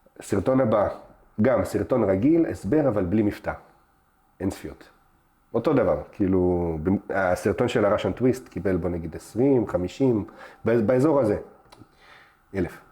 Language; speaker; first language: Hebrew; early bilingual, other home language; Russian